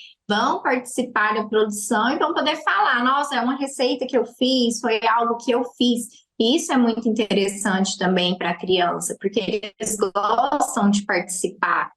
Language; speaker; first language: Portuguese; native; Portuguese